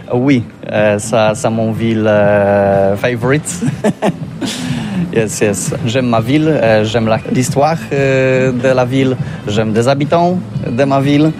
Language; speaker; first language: French; non-native, learner; Polish